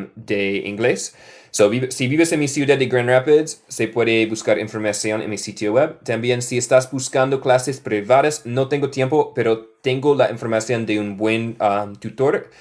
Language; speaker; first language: Spanish; non-native, learner; English